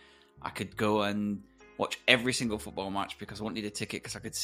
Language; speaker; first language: English; native; English